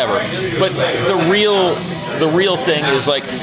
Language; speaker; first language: English; native; English